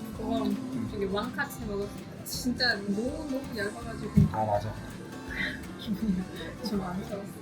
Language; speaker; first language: Korean; non-native, fluent; Russian